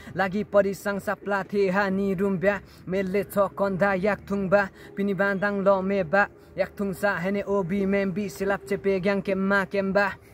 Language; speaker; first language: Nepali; non-native, local second language; Limbu